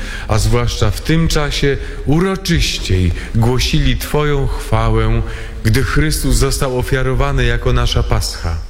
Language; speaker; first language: Polish; native; Polish